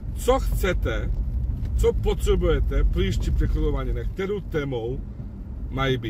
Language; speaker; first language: Czech; non-native, fluent; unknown